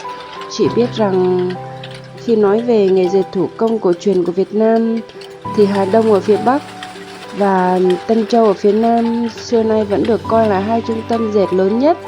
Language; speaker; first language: Vietnamese; native; Vietnamese